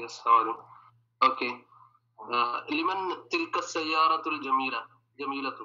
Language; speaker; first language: Arabic; non-native, learner; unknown